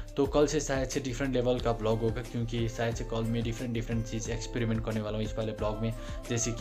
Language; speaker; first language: Hindi; non-native, local second language; Nepali